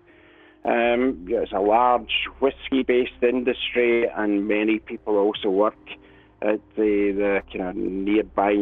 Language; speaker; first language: English; native; English